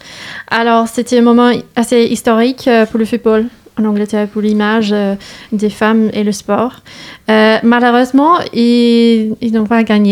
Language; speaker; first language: French; non-native, learner; English